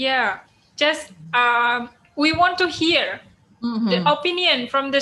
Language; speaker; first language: English; non-native, fluent; Indonesian